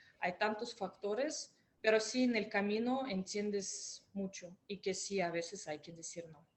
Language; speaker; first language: Spanish; non-native, fluent; Russian